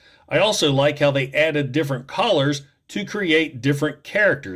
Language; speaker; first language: English; native; English